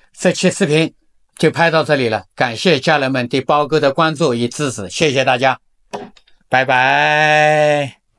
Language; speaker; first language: Chinese; native; Chinese